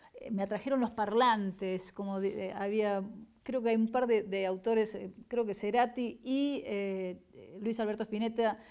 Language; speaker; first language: Spanish; native; Spanish